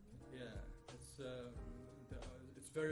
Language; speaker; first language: English; non-native, fluent; Arabic